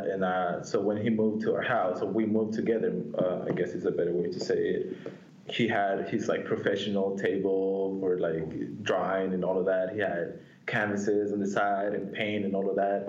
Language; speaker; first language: English; non-native, fluent; Spanish